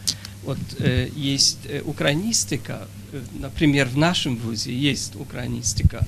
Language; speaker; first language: Russian; non-native, fluent; Polish